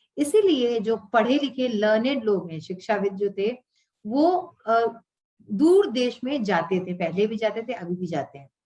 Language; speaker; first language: Hindi; native; Hindi